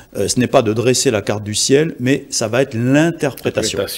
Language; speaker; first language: French; native; French